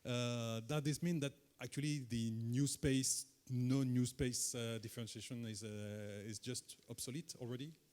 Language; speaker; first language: English; non-native, fluent; French